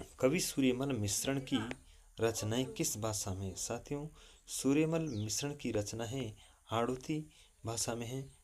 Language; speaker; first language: Hindi; native; Hindi